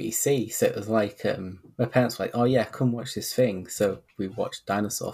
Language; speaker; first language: English; native; English